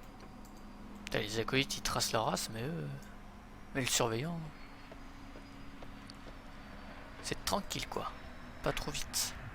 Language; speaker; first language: French; native; French